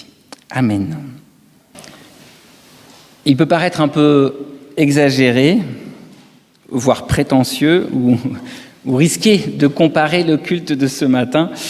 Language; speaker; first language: French; native; French